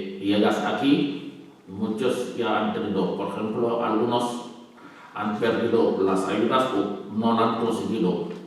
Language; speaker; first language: Spanish; non-native, learner; Wolof